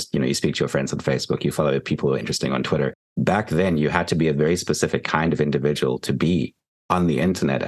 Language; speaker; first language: English; native; English